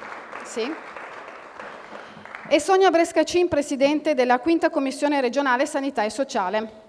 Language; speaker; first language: Italian; native; Italian